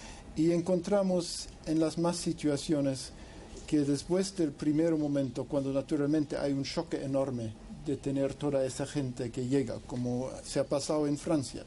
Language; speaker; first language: Spanish; non-native, fluent; English